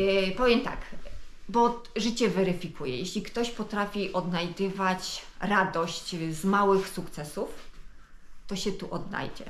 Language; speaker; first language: Polish; native; Polish